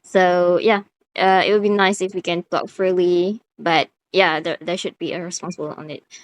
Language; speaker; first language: English; non-native, learner; Indonesian